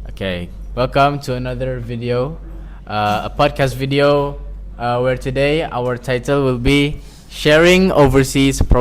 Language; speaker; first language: English; non-native, fluent; Indonesian